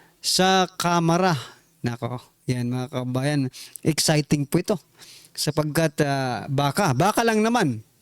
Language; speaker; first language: Filipino; native; Filipino